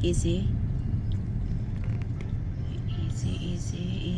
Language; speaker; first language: English; non-native, local second language; Filipino